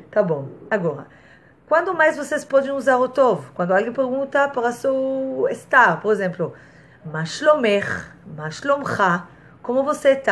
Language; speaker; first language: Portuguese; non-native, fluent; Hebrew